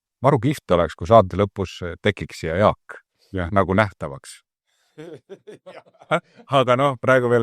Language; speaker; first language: Estonian; native; Estonian